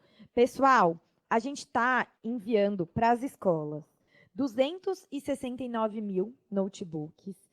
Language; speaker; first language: Portuguese; native; Portuguese